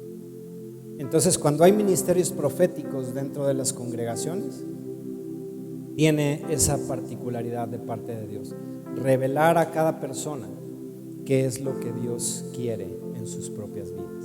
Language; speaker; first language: Spanish; native; Spanish